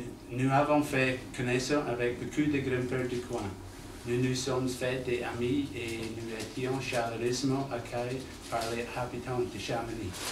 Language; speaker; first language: French; non-native, learner; English